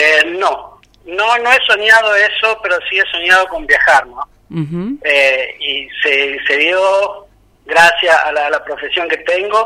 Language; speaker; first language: Spanish; native; Spanish